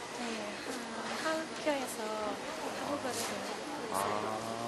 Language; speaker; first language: Korean; non-native, learner; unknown